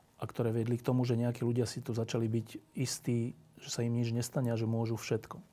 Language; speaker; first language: Slovak; native; Slovak